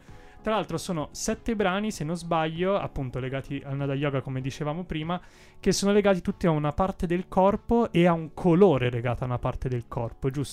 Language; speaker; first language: Italian; native; Italian